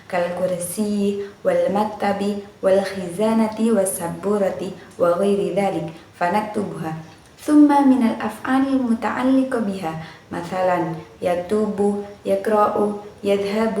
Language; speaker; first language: Arabic; non-native, learner; Indonesian